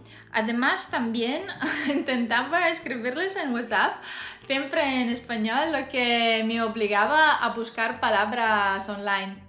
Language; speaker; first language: Spanish; non-native, fluent; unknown